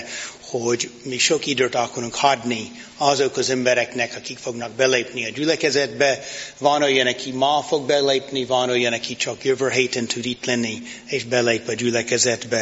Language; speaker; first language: Hungarian; non-native, fluent; English